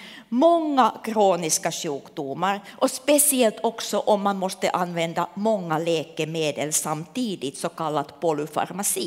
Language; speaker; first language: Swedish; non-native, local second language; Finnish